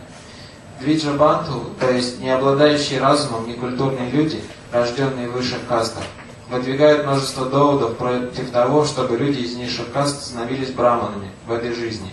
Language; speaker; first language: Russian; native; Russian